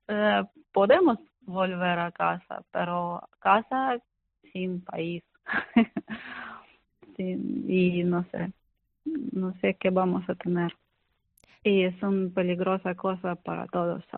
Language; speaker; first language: Spanish; non-native, learner; Ukrainian